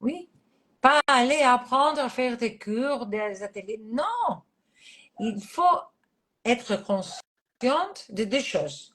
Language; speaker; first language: French; non-native, fluent; Catalan